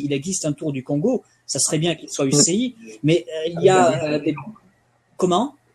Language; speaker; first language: French; native; French